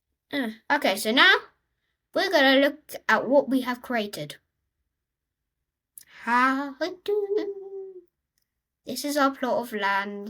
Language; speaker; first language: English; native; English